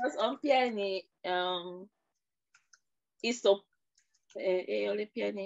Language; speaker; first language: Finnish; non-native, learner; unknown